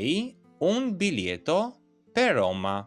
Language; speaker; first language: Italian; non-native, fluent; Albanian